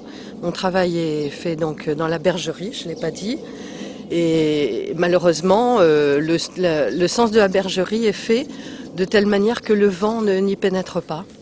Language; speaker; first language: French; native; French